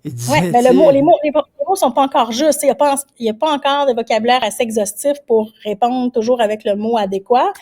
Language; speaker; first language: French; native; French